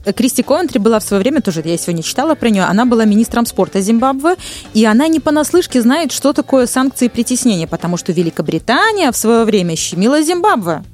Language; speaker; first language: Russian; native; Russian